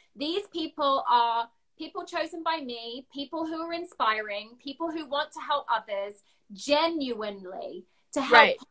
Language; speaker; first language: English; native; English